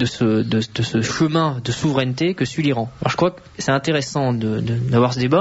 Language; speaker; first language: French; native; French